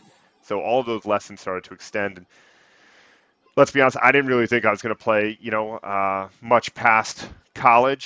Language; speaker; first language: English; native; English